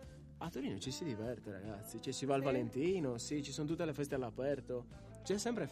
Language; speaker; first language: Italian; native; Italian